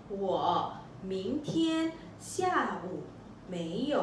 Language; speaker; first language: Chinese; non-native, local second language; Malay